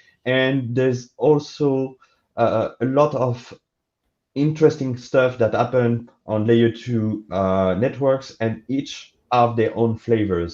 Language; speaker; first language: English; non-native, fluent; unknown